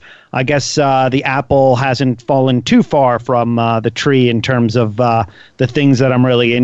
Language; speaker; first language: English; native; English